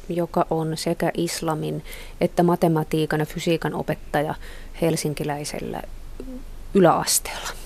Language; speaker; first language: Finnish; native; Finnish